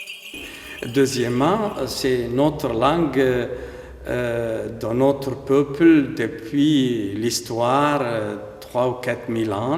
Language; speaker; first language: French; non-native, fluent; Aramaic